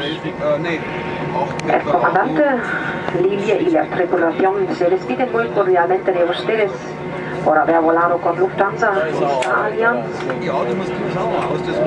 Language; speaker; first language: Spanish; non-native, learner; German